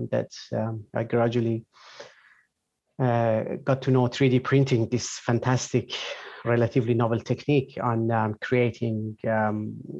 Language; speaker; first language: English; non-native, fluent; Persian